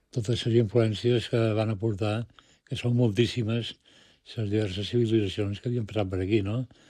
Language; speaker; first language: Catalan; non-native, local second language; Spanish